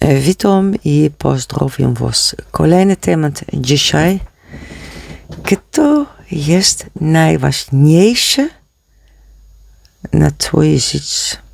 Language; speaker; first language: Polish; non-native, learner; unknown